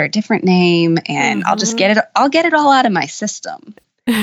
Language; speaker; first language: English; native; English